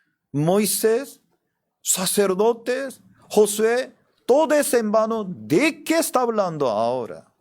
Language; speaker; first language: Spanish; non-native, fluent; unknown